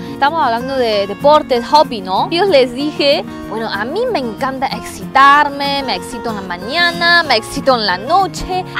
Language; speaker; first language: Spanish; non-native, fluent; Chinese